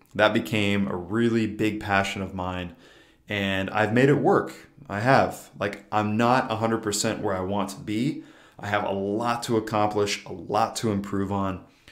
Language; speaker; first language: English; native; English